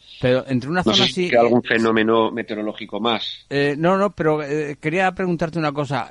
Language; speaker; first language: Spanish; native; Spanish